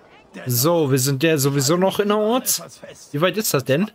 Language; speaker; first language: German; native; German